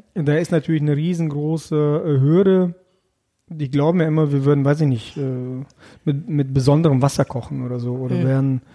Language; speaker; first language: German; early bilingual, other home language; Russian